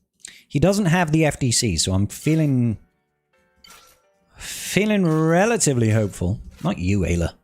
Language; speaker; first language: English; native; English